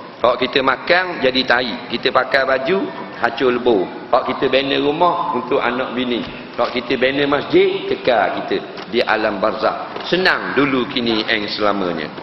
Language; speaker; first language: Malay; native; Malay